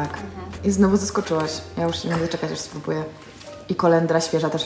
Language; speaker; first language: Polish; native; Polish